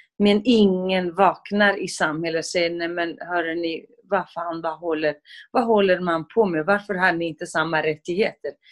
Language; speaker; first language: Swedish; non-native, fluent; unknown